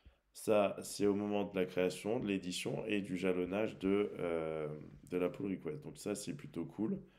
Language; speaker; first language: French; native; French